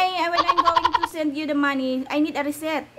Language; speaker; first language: English; non-native, local second language; Filipino